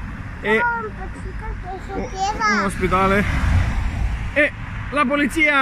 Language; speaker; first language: Italian; non-native, learner; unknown